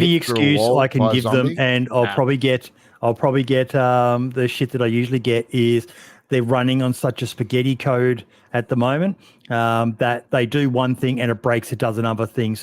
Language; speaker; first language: English; native; English